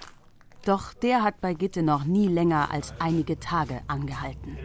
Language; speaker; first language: German; native; German